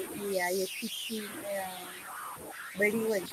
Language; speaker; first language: English; non-native, learner; Spanish